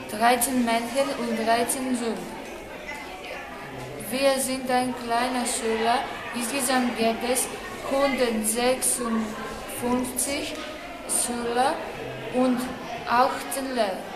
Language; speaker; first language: German; non-native, learner; Greek